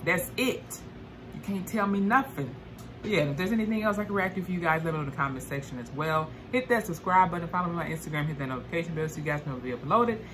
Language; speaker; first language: English; native; English